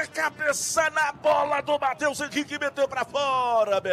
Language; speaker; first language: Portuguese; native; Portuguese